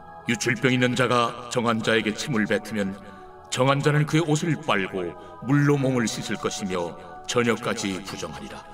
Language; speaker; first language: Korean; native; Korean